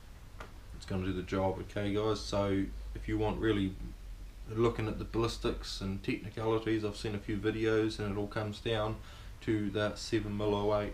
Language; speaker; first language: English; native; English